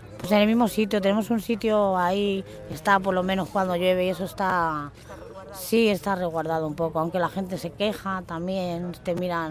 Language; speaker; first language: Spanish; native; Spanish